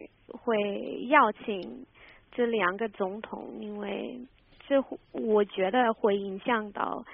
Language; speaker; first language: Chinese; non-native, fluent; English